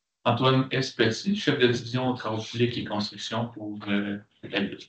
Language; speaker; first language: French; native; French